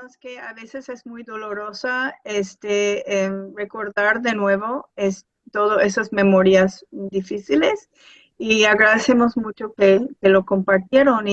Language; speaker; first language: Spanish; non-native, fluent; English